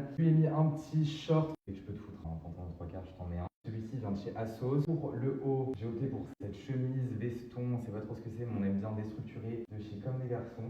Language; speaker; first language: French; native; French